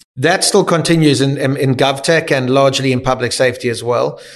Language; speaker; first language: English; native; English